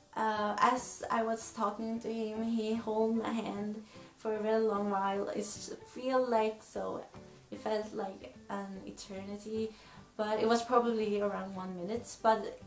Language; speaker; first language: English; non-native, fluent; Swedish